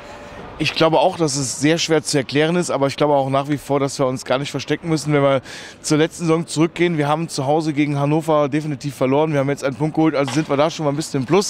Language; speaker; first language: German; native; German